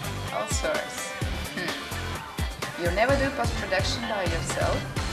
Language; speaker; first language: English; non-native, learner; Russian